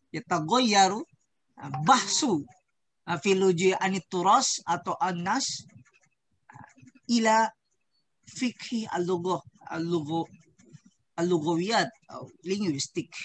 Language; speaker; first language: Arabic; non-native, learner; Indonesian